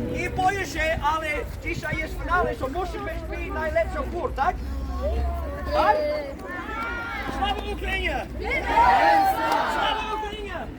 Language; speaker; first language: Polish; non-native, learner; English